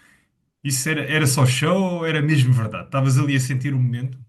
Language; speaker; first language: Portuguese; native; Portuguese